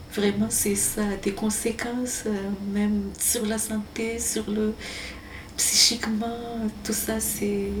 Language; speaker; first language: French; non-native, local second language; Malagasy